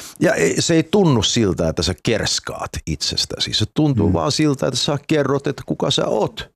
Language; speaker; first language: Finnish; early bilingual, heritage; Finnish